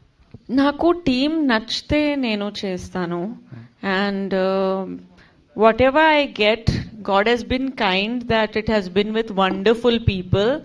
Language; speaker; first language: Telugu; non-native, learner; Hindi